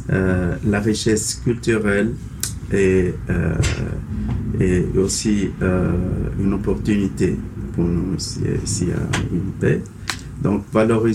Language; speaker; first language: French; non-native, local second language; Arabic